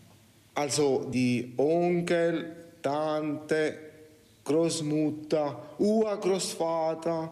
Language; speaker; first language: German; non-native, learner; Italian